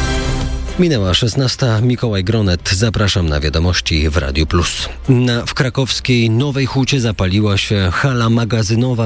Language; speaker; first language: Polish; native; Polish